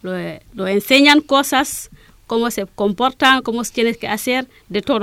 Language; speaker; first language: Spanish; non-native, learner; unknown